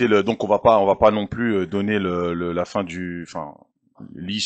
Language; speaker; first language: French; native; French